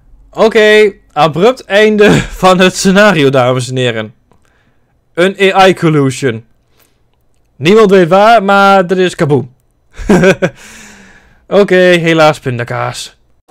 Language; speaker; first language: Dutch; native; Dutch